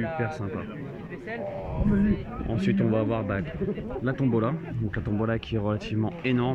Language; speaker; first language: French; native; French